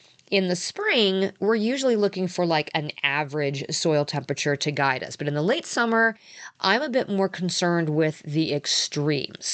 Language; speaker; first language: English; native; English